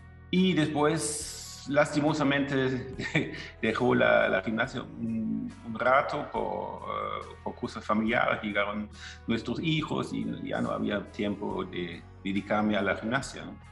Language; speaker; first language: Spanish; non-native, fluent; German